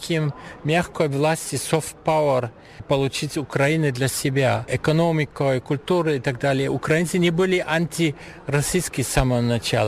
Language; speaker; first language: Russian; non-native, fluent; German